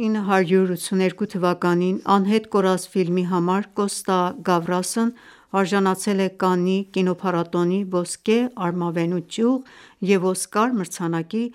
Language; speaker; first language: Armenian; early bilingual, heritage; Armenian